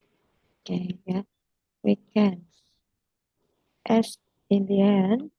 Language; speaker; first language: English; non-native, fluent; Indonesian